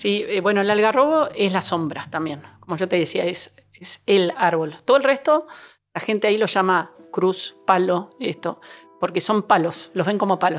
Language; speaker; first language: Spanish; native; Spanish